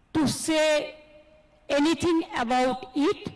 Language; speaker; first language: English; non-native, local second language; Bangla